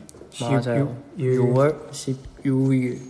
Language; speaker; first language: Korean; non-native, fluent; Chinese